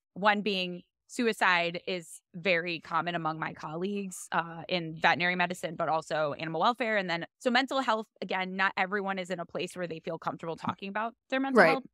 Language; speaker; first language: English; native; English